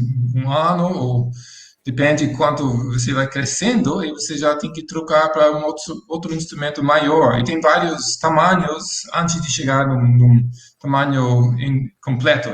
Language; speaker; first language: Portuguese; non-native, fluent; English